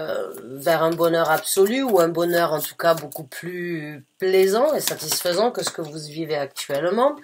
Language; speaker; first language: French; native; French